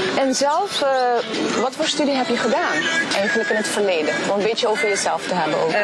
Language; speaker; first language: Dutch; non-native, local second language; Papiamento